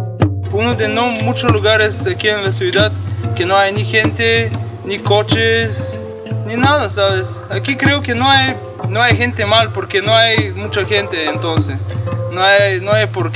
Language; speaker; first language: Spanish; non-native, learner; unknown